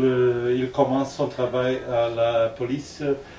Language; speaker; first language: French; non-native, fluent; Portuguese